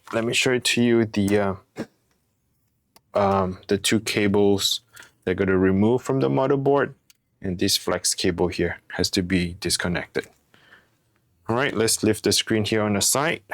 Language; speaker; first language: English; non-native, fluent; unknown